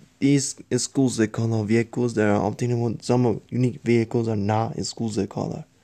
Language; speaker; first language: English; non-native, learner; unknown